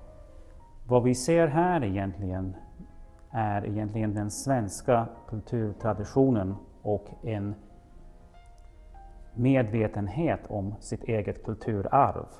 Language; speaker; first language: Swedish; non-native, fluent; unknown